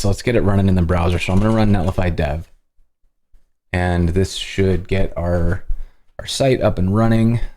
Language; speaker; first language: English; native; English